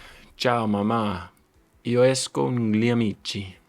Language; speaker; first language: Italian; non-native, learner; English